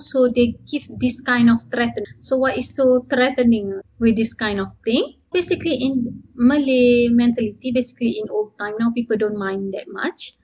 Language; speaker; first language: English; non-native, local second language; Malay